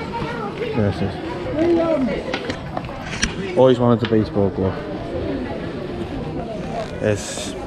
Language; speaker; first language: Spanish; non-native, learner; English